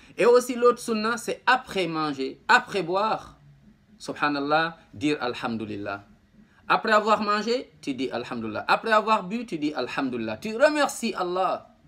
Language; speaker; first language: French; non-native, local second language; Wolof